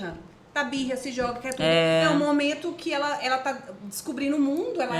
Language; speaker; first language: Portuguese; native; Portuguese